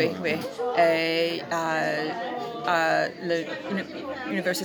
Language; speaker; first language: French; non-native, learner; English